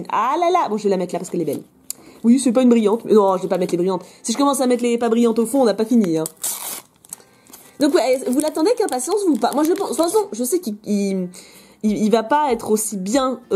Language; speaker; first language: French; native; French